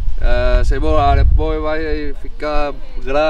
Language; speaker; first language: Portuguese; non-native, learner; Vietnamese